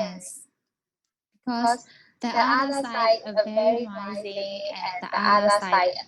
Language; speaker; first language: English; non-native, learner; Burmese